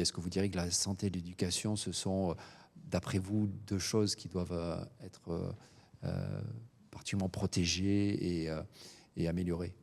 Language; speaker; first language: French; native; French